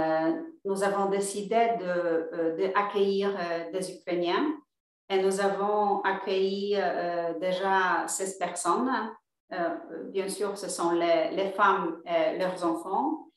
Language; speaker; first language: French; non-native, fluent; Polish